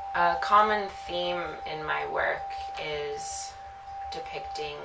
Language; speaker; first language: English; native; English